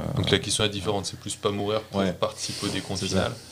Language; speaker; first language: French; native; French